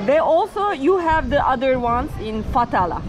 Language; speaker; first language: English; non-native, learner; Turkish